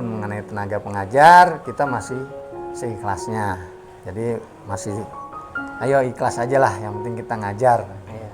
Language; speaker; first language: Indonesian; native; Indonesian